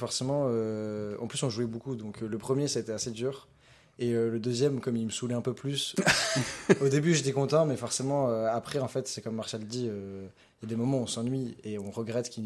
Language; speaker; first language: French; native; French